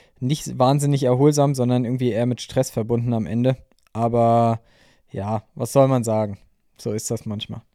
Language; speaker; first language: German; native; German